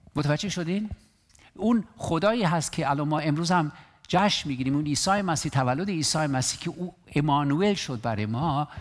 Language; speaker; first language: Persian; non-native, local second language; Armenian